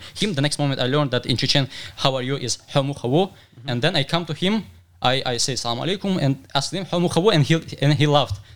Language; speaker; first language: English; non-native, fluent; Russian